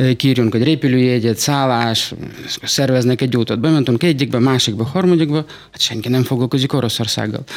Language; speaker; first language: Hungarian; non-native, fluent; Russian